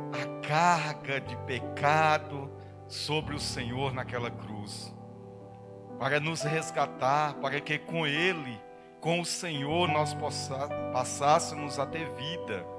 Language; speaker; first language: Portuguese; native; Portuguese